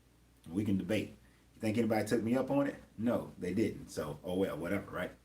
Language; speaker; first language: English; native; English